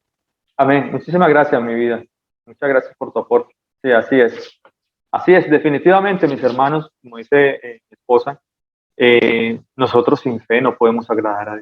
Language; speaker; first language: Spanish; native; Spanish